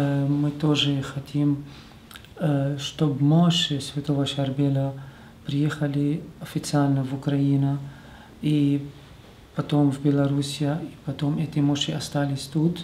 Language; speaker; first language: Russian; non-native, learner; Arabic